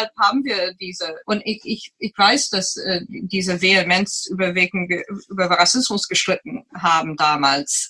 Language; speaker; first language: German; non-native, fluent; English